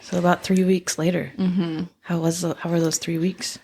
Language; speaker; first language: English; native; English